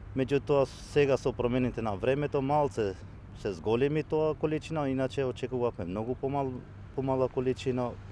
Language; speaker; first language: Macedonian; non-native, local second language; Albanian